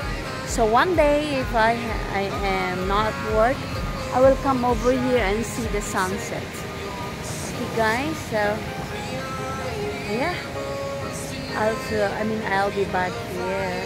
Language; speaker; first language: English; non-native, learner; Filipino